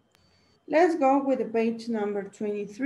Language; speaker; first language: English; non-native, learner; Spanish